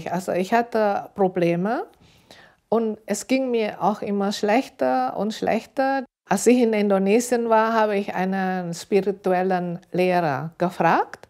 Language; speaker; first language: German; non-native, fluent; Indonesian